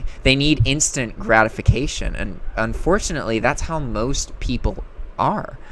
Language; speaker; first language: English; native; English